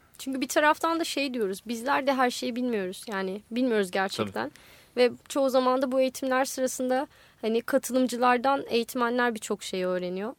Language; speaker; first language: Turkish; native; Turkish